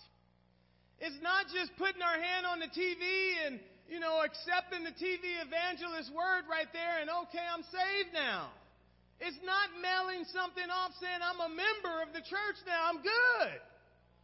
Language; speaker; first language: English; native; English